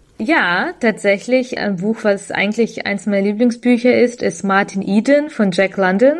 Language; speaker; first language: German; early bilingual, other home language; Russian